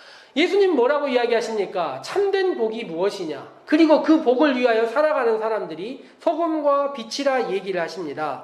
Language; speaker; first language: Korean; native; Korean